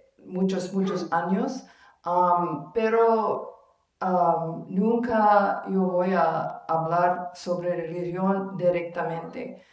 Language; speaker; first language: Spanish; non-native, learner; Malay